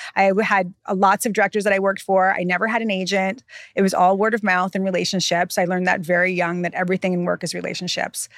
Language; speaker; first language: English; native; English